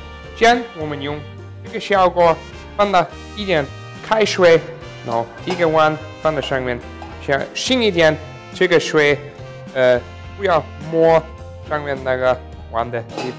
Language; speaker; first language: Chinese; non-native, learner; English